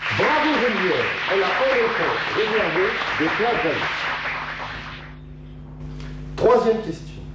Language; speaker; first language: French; native; French